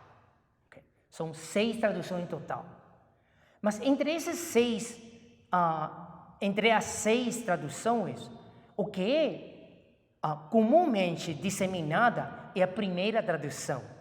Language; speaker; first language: Portuguese; non-native, fluent; Chinese